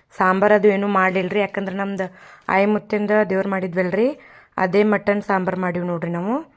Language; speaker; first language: Kannada; non-native, local second language; Lambadi